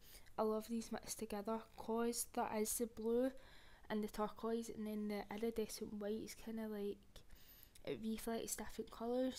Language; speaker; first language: English; native; English